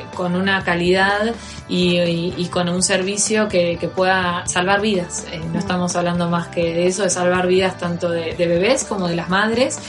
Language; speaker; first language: Spanish; native; Spanish